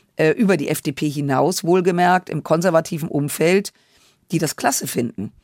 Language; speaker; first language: German; native; German